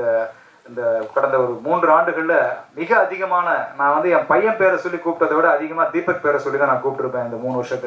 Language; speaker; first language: Tamil; native; Tamil